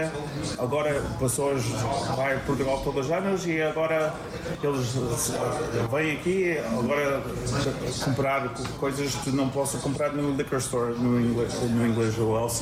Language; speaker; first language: Portuguese; early bilingual, heritage; Portuguese